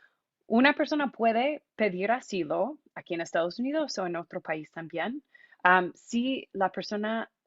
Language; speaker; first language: Spanish; non-native, fluent; English